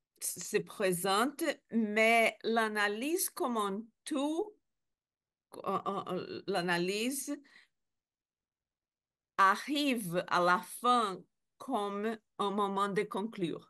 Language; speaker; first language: French; non-native, learner; Spanish